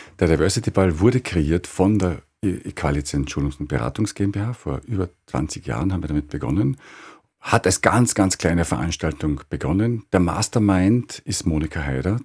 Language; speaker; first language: German; native; German